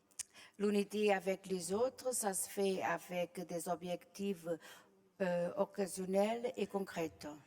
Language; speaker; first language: French; non-native, fluent; Portuguese